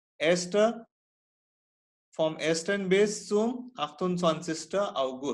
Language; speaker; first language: German; non-native, fluent; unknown